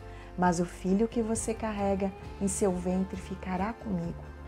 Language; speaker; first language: Portuguese; native; Portuguese